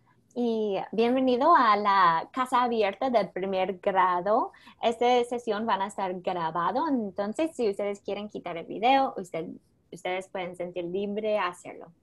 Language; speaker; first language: Spanish; non-native, fluent; English